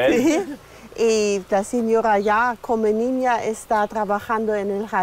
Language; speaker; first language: Spanish; non-native, learner; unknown